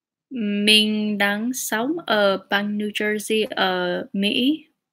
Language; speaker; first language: Vietnamese; non-native, learner; English